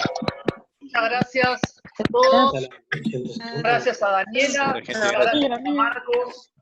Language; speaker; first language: Spanish; native; Spanish